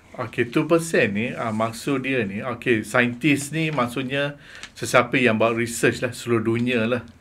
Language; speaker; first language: Malay; non-native, local second language; Tamil